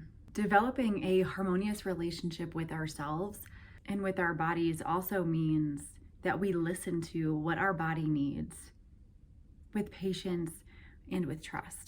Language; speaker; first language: English; native; English